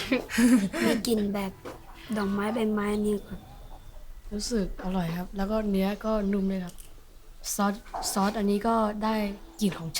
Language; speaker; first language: Thai; early bilingual, other home language; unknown